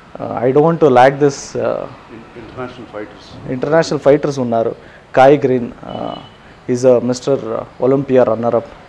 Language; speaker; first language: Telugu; non-native, learner; Kannada